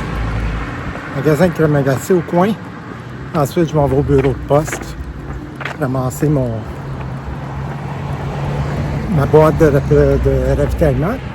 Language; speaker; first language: French; native; French